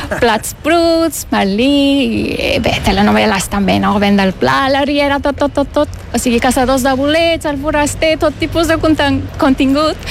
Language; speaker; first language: Catalan; non-native, fluent; Turkish